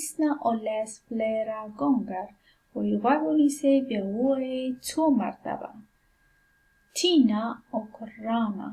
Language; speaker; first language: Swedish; non-native, fluent; Pashto